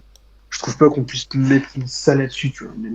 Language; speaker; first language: French; native; French